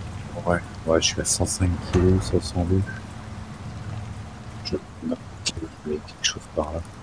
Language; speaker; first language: French; native; French